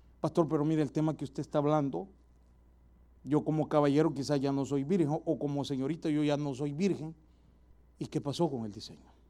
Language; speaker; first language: Spanish; native; Spanish